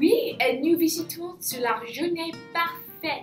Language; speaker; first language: French; non-native, learner; English